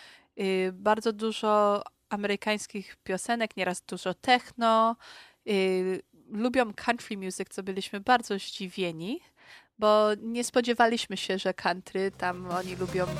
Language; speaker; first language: Polish; early bilingual, heritage; Polish